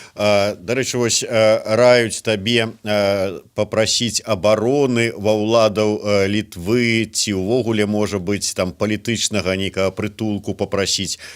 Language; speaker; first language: Belarusian; native; Belarusian